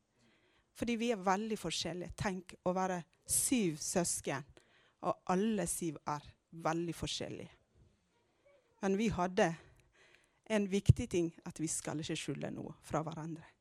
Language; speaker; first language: Norwegian; non-native, fluent; Amharic